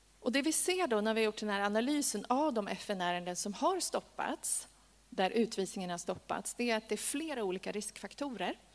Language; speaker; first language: Swedish; native; Swedish